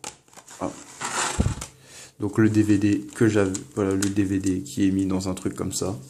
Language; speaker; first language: French; native; French